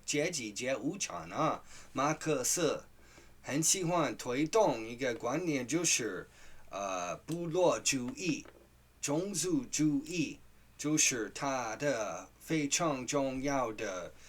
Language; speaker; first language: Chinese; non-native, fluent; English